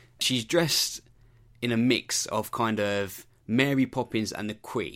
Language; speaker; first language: English; native; English